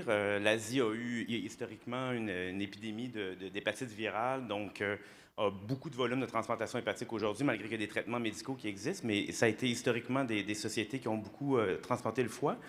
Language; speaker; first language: French; native; French